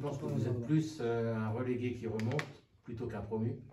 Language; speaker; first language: French; native; French